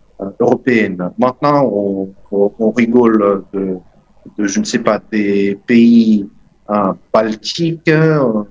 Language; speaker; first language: French; non-native, fluent; Russian